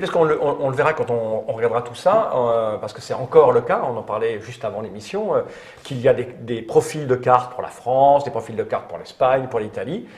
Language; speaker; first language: French; native; French